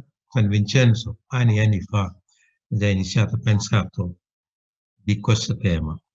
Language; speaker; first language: Italian; non-native, fluent; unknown